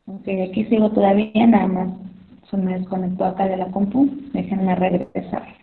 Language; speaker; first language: Spanish; native; Spanish